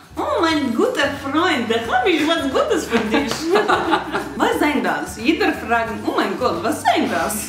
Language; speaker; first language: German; early bilingual, other home language; Russian